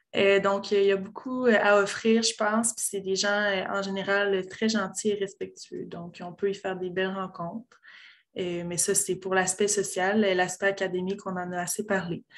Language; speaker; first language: French; native; French